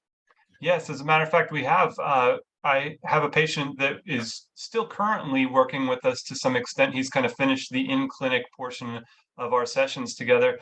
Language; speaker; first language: English; native; English